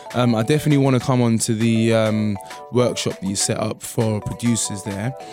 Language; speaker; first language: English; early bilingual, other home language; Akan